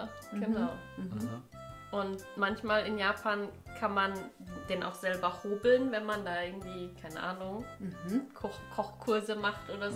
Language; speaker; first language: German; native; German